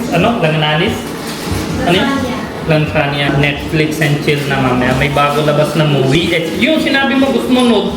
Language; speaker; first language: Filipino; non-native, learner; Punjabi